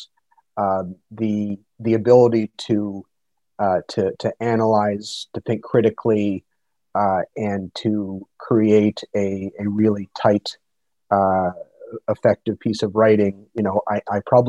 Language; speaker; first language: English; native; English